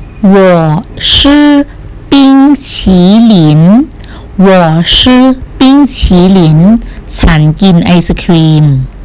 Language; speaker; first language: Chinese; non-native, fluent; Thai